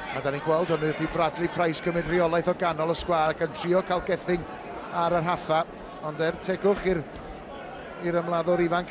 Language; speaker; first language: Welsh; non-native, local second language; English